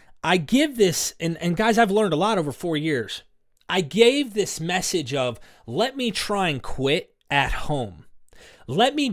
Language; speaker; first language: English; native; English